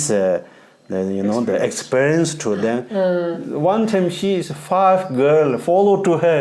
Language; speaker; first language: English; non-native, learner; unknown